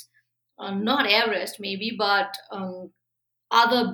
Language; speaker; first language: English; non-native, local second language; Nepali